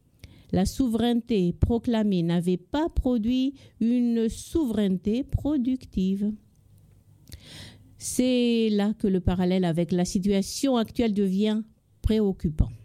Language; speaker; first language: French; non-native, local second language; Malagasy